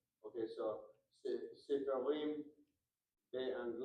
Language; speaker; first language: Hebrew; non-native, learner; English